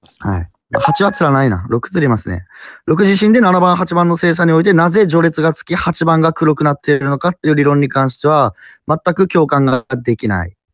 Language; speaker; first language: Japanese; native; Japanese